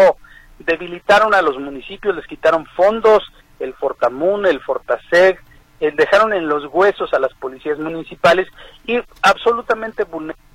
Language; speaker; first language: Spanish; native; Spanish